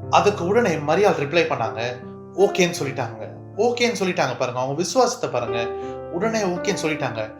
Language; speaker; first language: Tamil; early bilingual, heritage; Tamil